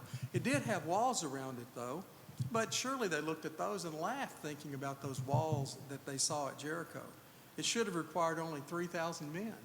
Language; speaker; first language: English; native; English